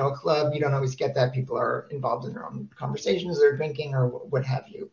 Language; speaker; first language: English; native; English